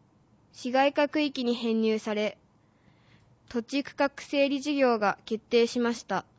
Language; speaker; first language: Japanese; native; Japanese